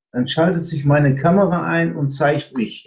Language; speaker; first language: German; native; German